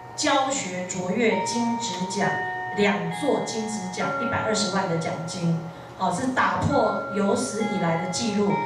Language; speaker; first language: Chinese; native; Chinese